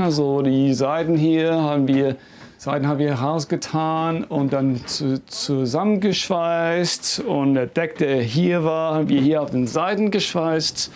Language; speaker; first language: German; non-native, fluent; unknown